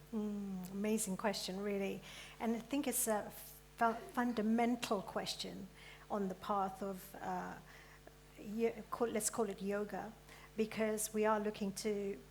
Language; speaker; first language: English; early bilingual, other home language; Gujarati